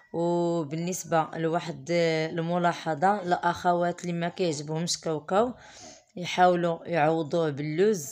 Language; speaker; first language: Arabic; native; Arabic